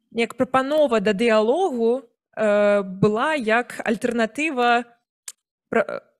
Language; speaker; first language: Belarusian; native; Belarusian